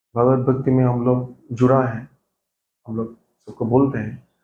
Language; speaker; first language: Hindi; non-native, local second language; Bangla